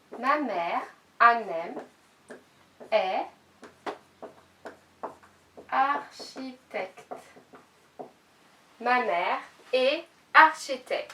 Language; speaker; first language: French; non-native, fluent; Turkish